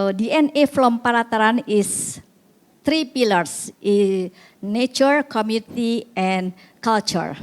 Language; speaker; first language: English; non-native, fluent; Indonesian